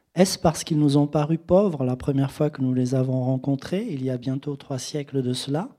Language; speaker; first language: French; native; French